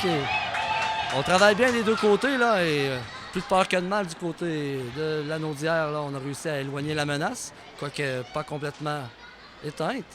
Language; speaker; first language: French; native; French